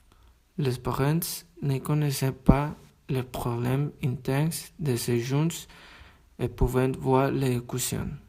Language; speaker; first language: French; non-native, learner; Spanish